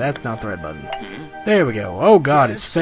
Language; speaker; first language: English; native; English